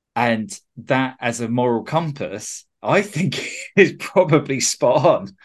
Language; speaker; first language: English; native; English